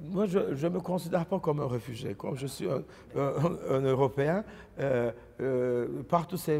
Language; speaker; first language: English; non-native, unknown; Turkish